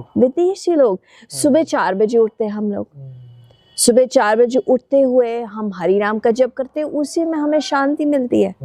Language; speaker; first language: Hindi; non-native, fluent; English